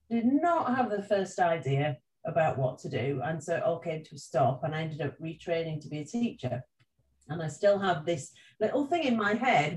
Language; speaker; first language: English; native; English